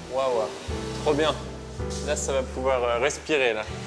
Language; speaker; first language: French; native; French